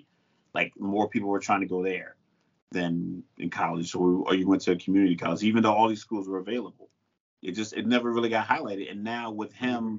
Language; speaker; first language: English; native; English